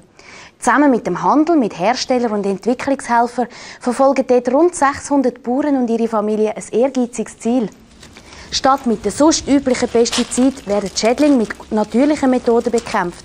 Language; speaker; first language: German; native; German